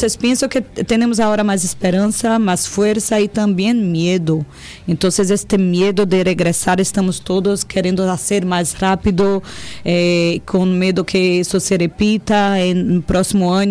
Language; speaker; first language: Spanish; non-native, learner; Portuguese